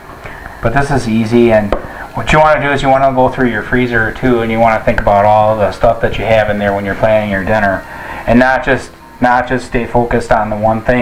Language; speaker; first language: English; native; English